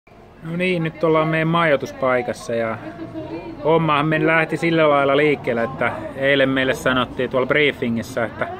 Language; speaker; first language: Finnish; native; Finnish